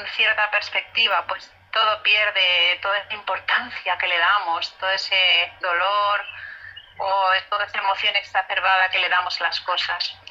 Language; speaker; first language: Spanish; native; Spanish